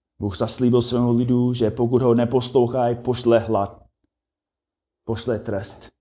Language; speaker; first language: Czech; non-native, fluent; English